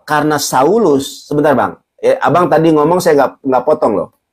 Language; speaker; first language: Indonesian; native; Indonesian